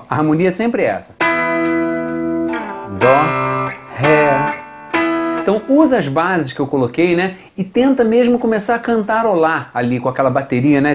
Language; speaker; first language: Portuguese; native; Portuguese